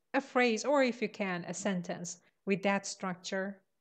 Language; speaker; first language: English; non-native, fluent; Persian